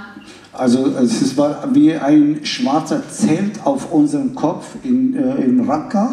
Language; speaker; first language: German; non-native, fluent; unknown